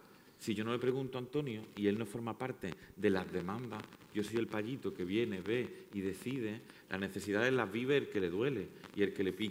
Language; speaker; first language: Spanish; native; Spanish